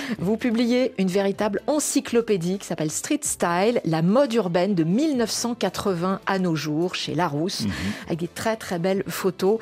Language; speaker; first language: French; native; French